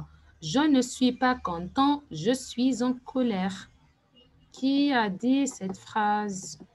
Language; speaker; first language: French; non-native, fluent; Arabic